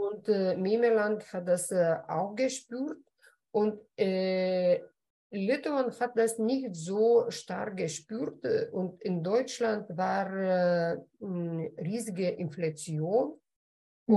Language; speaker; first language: German; non-native, fluent; Lithuanian